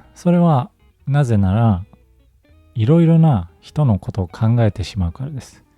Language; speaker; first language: Japanese; native; Japanese